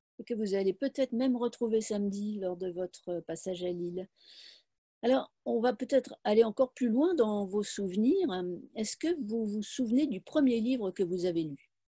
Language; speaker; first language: French; native; French